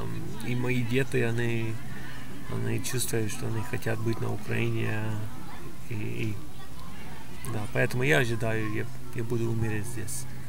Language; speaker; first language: Russian; non-native, fluent; English